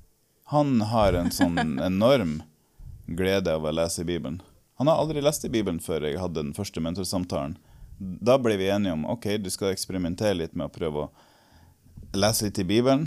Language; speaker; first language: Norwegian; native; Norwegian